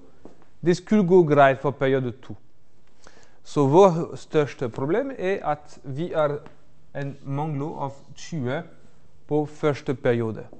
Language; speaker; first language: Norwegian; non-native, fluent; French